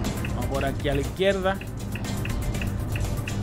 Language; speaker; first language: Spanish; native; Spanish